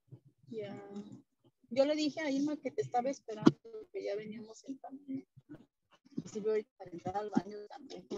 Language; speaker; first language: Spanish; native; Spanish